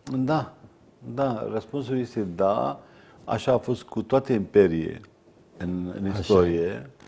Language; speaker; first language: Romanian; non-native, fluent; Arabic